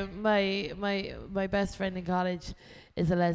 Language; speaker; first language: English; native; English